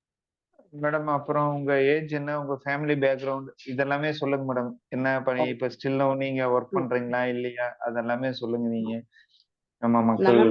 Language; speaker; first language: Tamil; native; Tamil